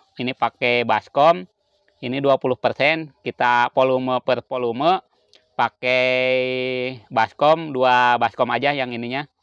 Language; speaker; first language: Indonesian; non-native, local second language; Sundanese